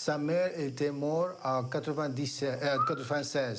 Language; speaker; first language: French; non-native, fluent; Greek